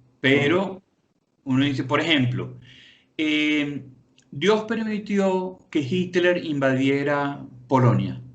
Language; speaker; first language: Spanish; native; Spanish